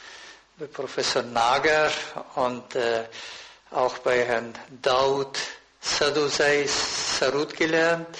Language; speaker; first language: German; non-native, fluent; Persian